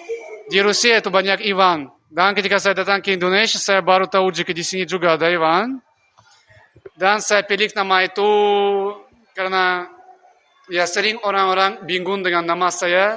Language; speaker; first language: Indonesian; non-native, learner; Russian